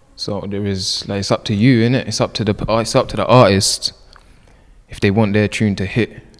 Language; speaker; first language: English; native; English